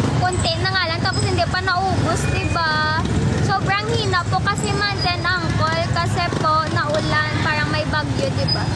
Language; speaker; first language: Filipino; non-native, local second language; Hiligaynon